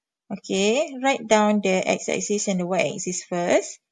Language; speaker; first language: English; non-native, local second language; Malay